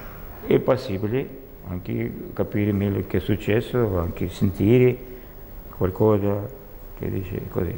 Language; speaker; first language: Italian; non-native, learner; Russian